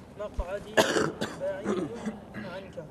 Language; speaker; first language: Arabic; non-native, learner; French